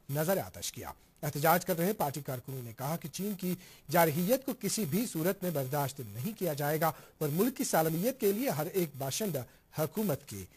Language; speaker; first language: Urdu; non-native, local second language; Kashmiri